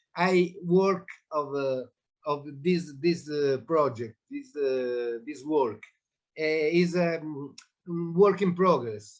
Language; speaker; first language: English; non-native, learner; Italian